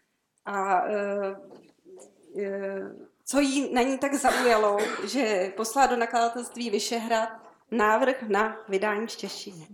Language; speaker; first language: Czech; native; Czech